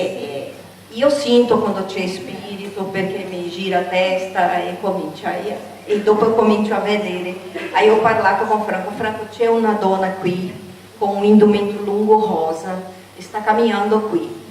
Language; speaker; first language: Italian; non-native, fluent; Portuguese